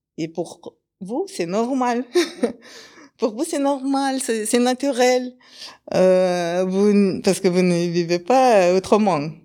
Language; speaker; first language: French; non-native, fluent; Kyrgyz